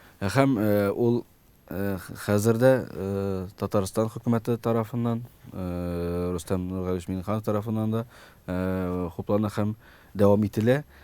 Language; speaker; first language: Tatar; early bilingual, heritage; Tatar